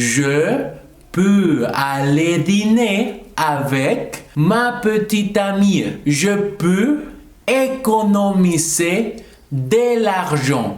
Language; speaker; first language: French; non-native, fluent; Spanish